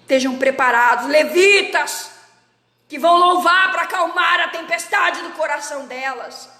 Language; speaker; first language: Portuguese; native; Portuguese